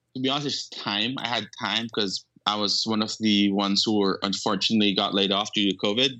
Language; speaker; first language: English; non-native, local second language; Filipino